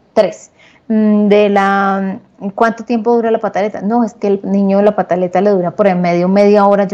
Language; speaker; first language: Spanish; native; Spanish